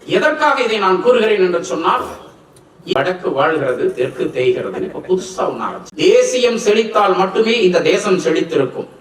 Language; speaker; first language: Tamil; non-native, local second language; Telugu